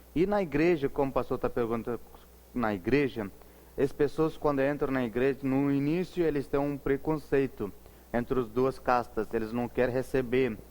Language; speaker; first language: Portuguese; non-native, fluent; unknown